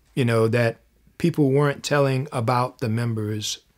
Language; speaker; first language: English; native; English